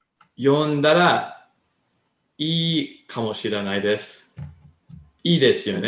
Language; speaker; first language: Japanese; non-native, learner; English